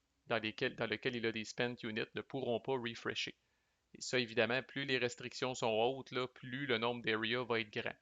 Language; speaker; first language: French; native; French